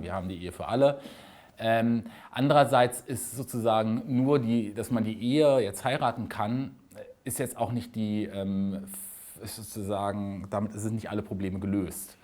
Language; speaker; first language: German; native; German